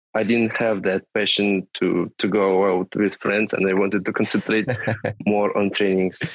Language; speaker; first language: English; non-native, fluent; Russian